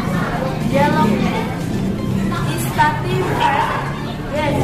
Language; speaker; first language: English; non-native, learner; Indonesian